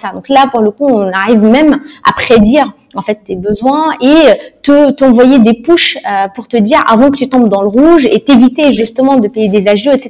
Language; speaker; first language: French; non-native, local second language; Arabic